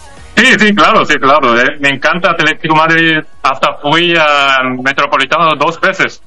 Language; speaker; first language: Spanish; non-native, fluent; Korean